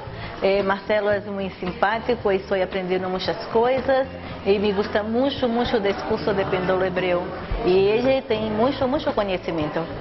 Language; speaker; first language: Spanish; non-native, learner; Portuguese